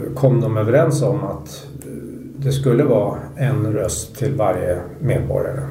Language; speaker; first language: Swedish; native; Swedish